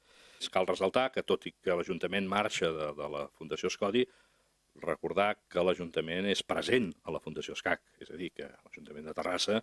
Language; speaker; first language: Catalan; native; Catalan